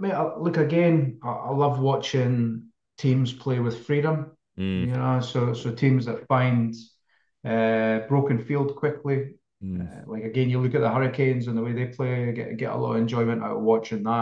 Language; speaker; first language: English; native; English